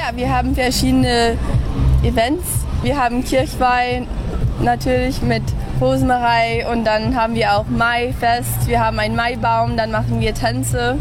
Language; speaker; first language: German; early bilingual, heritage; English